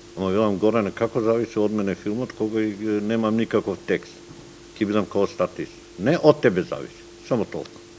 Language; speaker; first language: Macedonian; non-native, local second language; Turkish